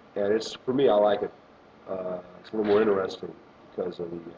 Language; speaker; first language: English; native; English